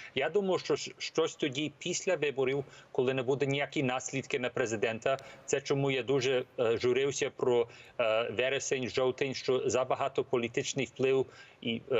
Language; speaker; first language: Ukrainian; early bilingual, heritage; English